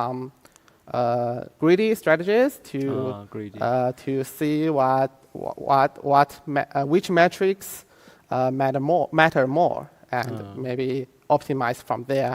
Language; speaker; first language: English; non-native, fluent; Chinese